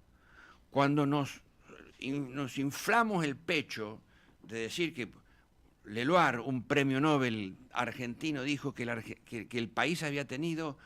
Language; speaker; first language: Spanish; native; Spanish